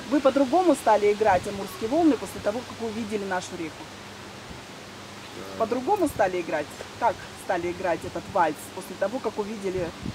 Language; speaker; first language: Russian; native; Russian